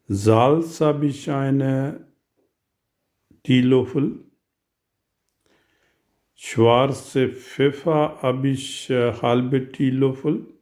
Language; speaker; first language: German; non-native, learner; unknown